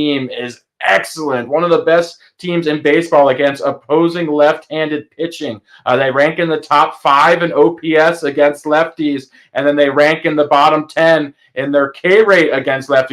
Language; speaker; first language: English; native; English